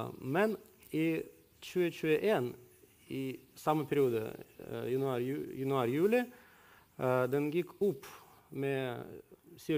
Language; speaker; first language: Norwegian; non-native, fluent; Russian